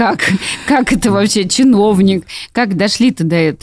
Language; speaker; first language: Russian; native; Russian